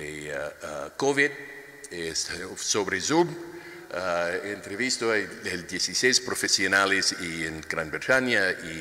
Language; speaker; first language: Spanish; non-native, learner; English